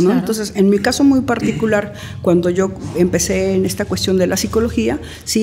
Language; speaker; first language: Spanish; native; Spanish